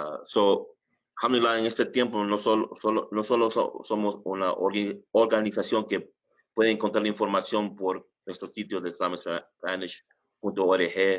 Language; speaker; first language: Spanish; early bilingual, heritage; English